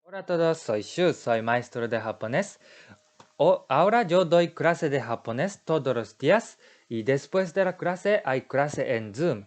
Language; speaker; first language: Spanish; non-native, learner; Japanese